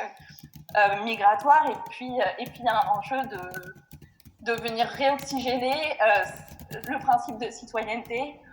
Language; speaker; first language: French; native; French